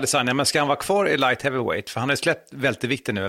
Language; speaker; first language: Swedish; native; Swedish